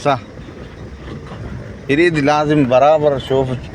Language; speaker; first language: Arabic; non-native, learner; Malayalam